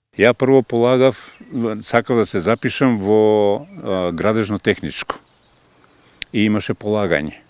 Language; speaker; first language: Macedonian; native; Macedonian